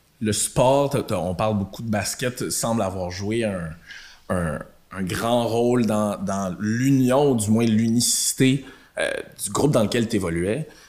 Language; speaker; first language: French; early bilingual, other home language; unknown